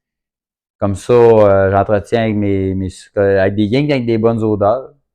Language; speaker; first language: French; native; French